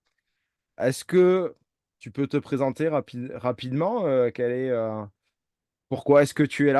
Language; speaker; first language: French; native; French